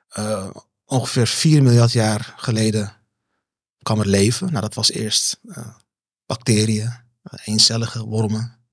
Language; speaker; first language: Dutch; early bilingual, other home language; Turkish